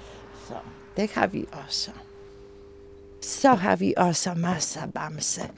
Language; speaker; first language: Danish; non-native, learner; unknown